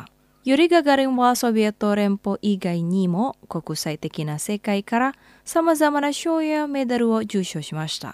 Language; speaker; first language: Japanese; non-native, fluent; Indonesian